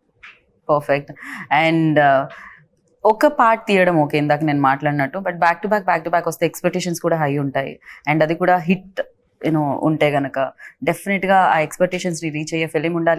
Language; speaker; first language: Telugu; native; Telugu